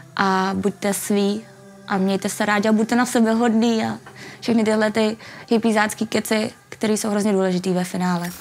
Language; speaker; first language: Czech; native; Czech